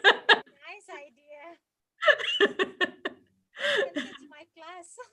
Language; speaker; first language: English; non-native, fluent; Indonesian